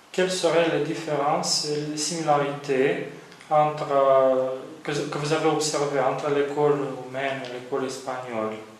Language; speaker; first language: French; non-native, fluent; Romanian